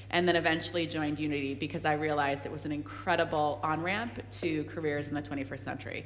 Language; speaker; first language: English; native; English